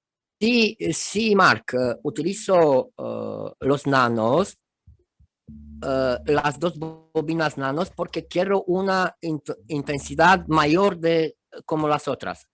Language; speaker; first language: Spanish; non-native, fluent; Romanian